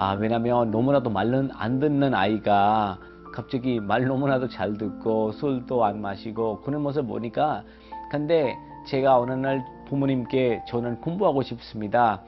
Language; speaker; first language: Korean; non-native, fluent; Hindi